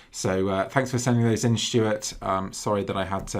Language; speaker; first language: English; native; English